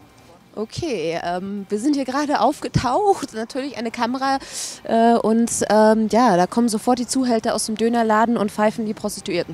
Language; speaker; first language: German; native; German